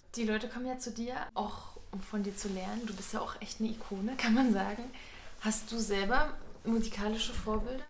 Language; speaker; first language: German; native; German